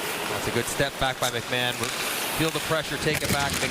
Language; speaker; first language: English; native; English